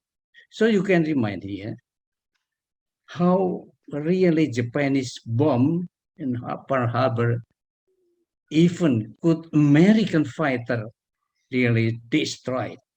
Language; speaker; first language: English; non-native, learner; Indonesian